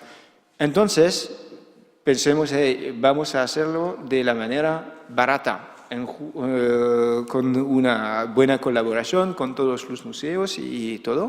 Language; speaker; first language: Spanish; non-native, fluent; Dutch